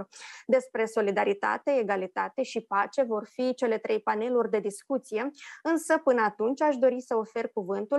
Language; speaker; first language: Romanian; native; Romanian